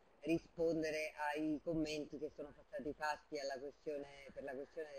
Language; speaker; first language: Italian; native; Italian